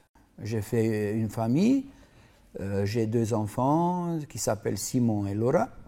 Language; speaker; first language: French; non-native, fluent; Macedonian